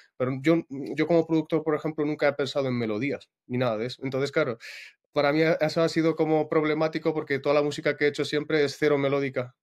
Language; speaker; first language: Spanish; non-native, fluent; Russian